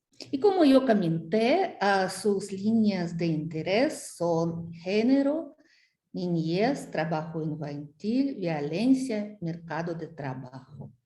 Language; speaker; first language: Spanish; non-native, fluent; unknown